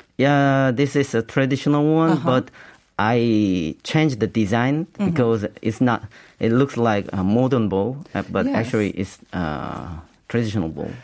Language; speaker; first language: English; non-native, learner; Korean